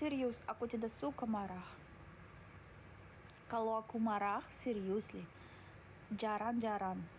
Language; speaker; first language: Indonesian; non-native, learner; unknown